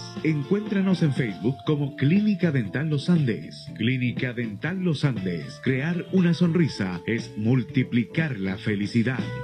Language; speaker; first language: Spanish; native; Spanish